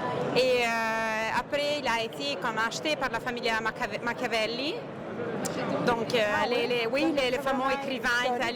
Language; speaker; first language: French; non-native, fluent; Italian